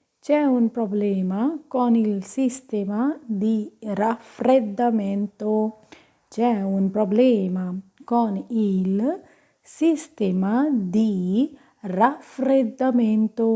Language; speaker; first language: Italian; non-native, fluent; Punjabi